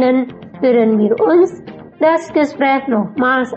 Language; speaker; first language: German; non-native, learner; Indonesian